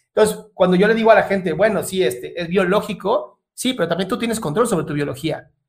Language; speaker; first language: Spanish; native; Spanish